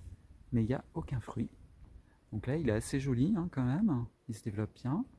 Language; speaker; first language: French; native; French